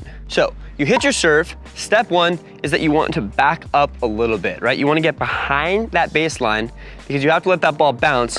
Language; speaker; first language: English; native; English